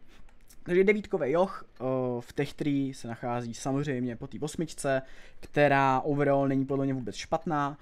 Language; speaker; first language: Czech; native; Czech